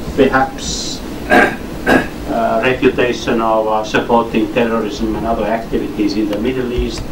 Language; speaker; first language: English; non-native, fluent; Finnish